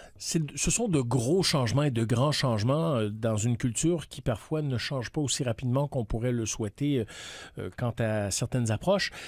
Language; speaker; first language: French; native; French